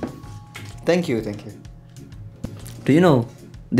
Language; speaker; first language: English; non-native, learner; Indonesian